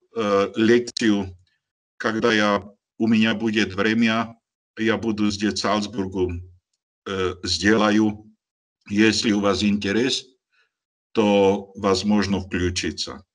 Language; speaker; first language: Russian; non-native, learner; Slovak